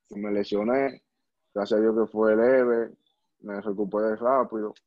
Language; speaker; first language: Spanish; native; Spanish